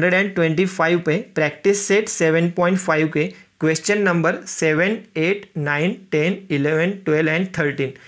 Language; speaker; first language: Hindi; non-native, local second language; Marathi